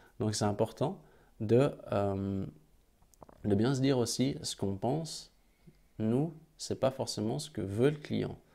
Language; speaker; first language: French; native; French